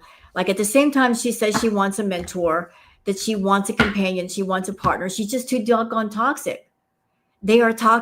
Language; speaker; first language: English; native; English